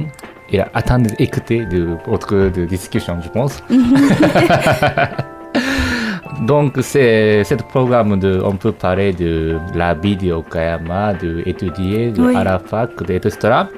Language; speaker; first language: French; non-native, learner; Japanese